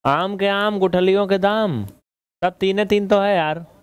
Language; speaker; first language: Hindi; native; Hindi